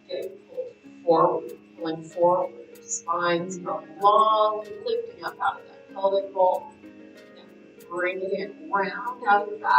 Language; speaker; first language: English; native; English